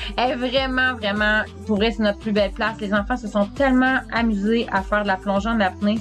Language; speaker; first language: French; native; French